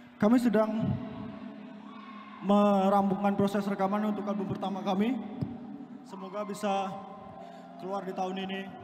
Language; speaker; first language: Indonesian; non-native, local second language; Javanese